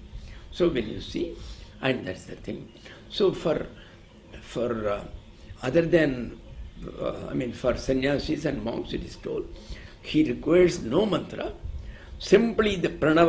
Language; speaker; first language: English; non-native, local second language; Tamil